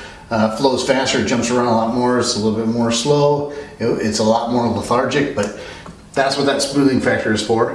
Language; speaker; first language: English; native; English